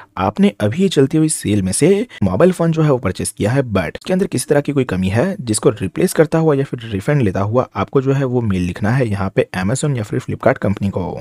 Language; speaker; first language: Hindi; non-native, local second language; Gujarati